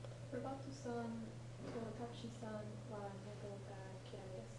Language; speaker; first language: Japanese; non-native, learner; English